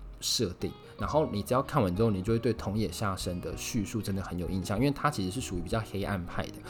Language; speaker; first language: Chinese; native; Chinese